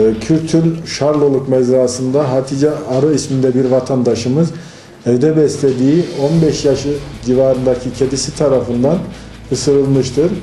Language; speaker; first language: Turkish; native; Turkish